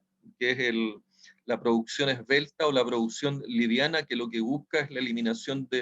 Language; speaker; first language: Spanish; native; Spanish